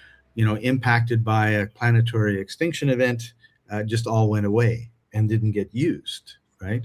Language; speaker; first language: English; native; English